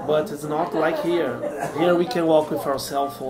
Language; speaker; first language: English; non-native, fluent; Portuguese